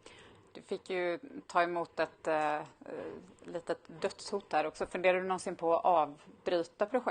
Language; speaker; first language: Swedish; native; Swedish